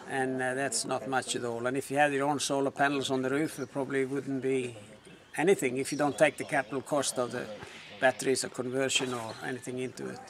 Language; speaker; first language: English; non-native, fluent; Norwegian